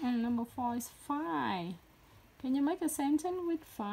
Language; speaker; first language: English; non-native, learner; Vietnamese